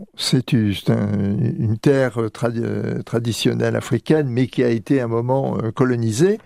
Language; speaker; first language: French; native; French